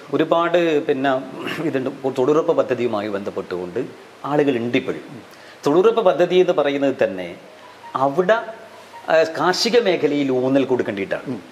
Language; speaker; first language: Malayalam; native; Malayalam